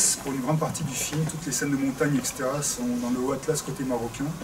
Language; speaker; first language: French; native; French